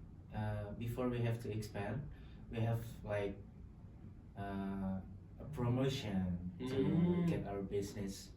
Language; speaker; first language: English; non-native, local second language; Indonesian